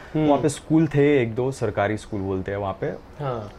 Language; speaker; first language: Hindi; native; Hindi